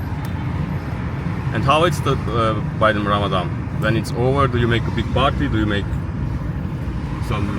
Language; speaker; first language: English; non-native, learner; Hungarian